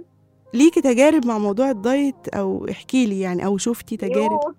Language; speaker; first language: Arabic; native; Arabic